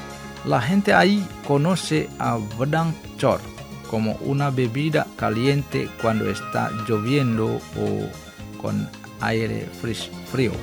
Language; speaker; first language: Spanish; non-native, fluent; Indonesian